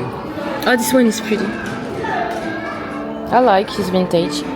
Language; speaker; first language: English; non-native, learner; French